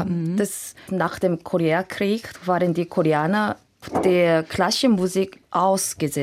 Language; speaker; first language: German; non-native, fluent; Korean